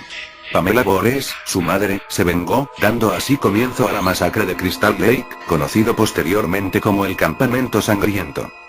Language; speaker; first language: Spanish; native; Spanish